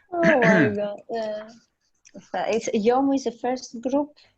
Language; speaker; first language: English; non-native, fluent; Italian